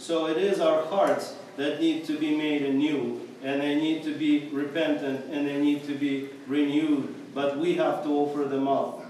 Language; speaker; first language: English; non-native, fluent; Russian